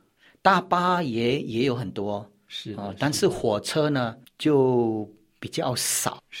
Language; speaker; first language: Chinese; early bilingual, heritage; Chinese